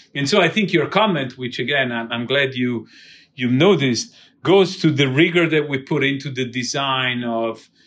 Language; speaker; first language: English; non-native, fluent; Italian